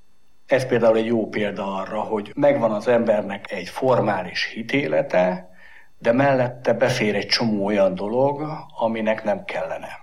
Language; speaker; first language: Hungarian; native; Hungarian